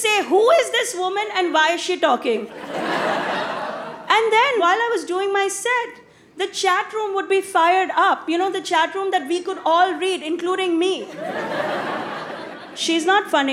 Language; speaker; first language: English; non-native, local second language; Hindi